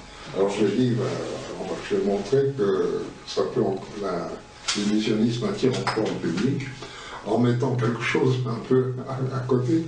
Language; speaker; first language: French; native; French